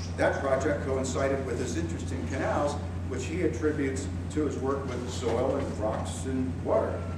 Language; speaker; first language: English; native; English